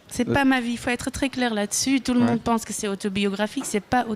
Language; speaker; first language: French; non-native, local second language; Dutch